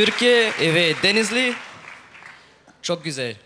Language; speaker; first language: Turkish; non-native, learner; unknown